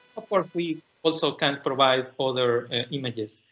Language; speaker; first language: English; non-native, fluent; Spanish